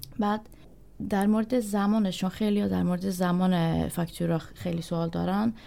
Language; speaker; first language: Persian; early bilingual, heritage; Persian